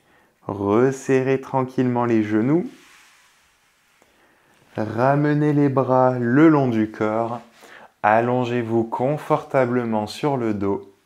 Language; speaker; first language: French; native; French